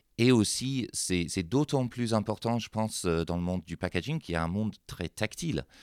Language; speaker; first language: French; non-native, fluent; English